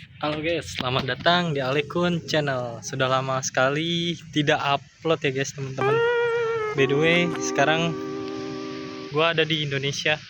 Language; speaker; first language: Indonesian; native; Indonesian